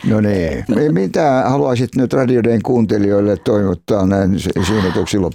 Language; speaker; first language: Finnish; native; Finnish